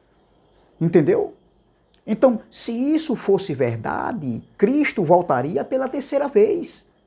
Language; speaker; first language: Portuguese; native; Portuguese